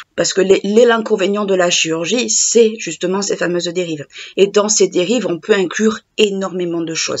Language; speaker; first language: French; native; French